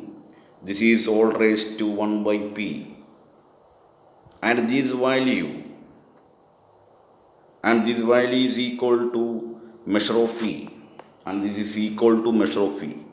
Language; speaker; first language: English; non-native, local second language; Malayalam